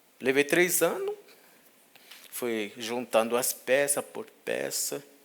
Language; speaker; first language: Portuguese; non-native, local second language; Guarani